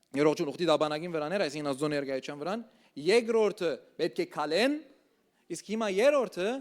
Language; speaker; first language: Armenian; early bilingual, heritage; Armenian